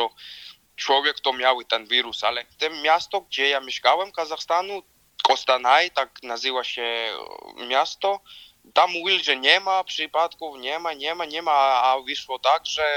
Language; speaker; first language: Polish; non-native, learner; Georgian